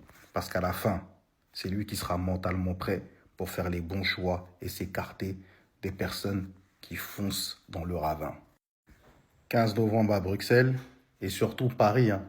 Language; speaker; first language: French; native; French